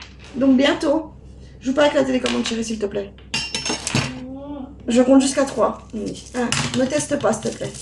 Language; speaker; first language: French; native; French